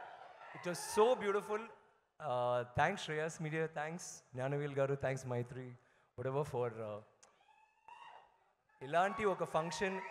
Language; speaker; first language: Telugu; non-native, learner; Tamil